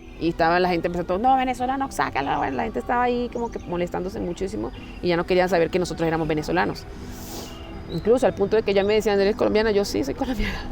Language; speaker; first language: Spanish; native; Spanish